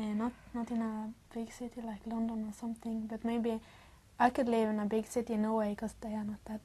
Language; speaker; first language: English; non-native, learner; Norwegian